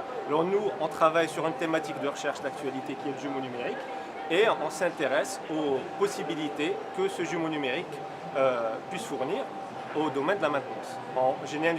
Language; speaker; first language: French; native; French